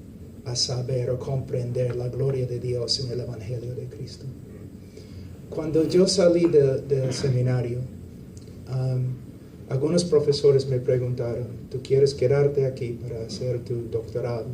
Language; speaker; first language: Spanish; non-native, fluent; English